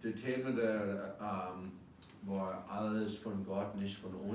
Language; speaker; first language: German; non-native, fluent; English